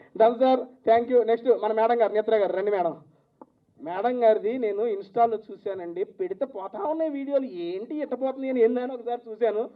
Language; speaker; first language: Telugu; native; Telugu